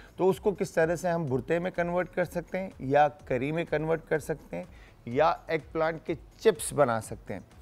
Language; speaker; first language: Urdu; native; Urdu